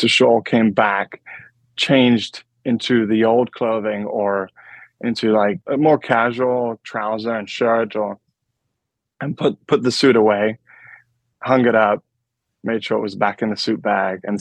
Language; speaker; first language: English; native; English